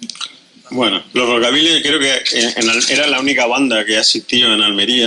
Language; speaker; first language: Spanish; native; Spanish